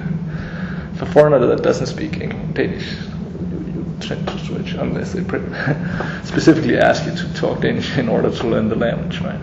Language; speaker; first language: English; non-native, fluent; Danish